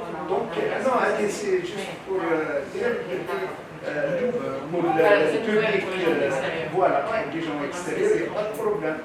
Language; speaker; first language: French; non-native, local second language; Arabic